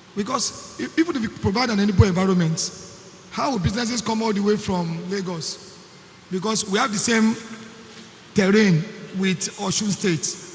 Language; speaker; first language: English; non-native, local second language; Yoruba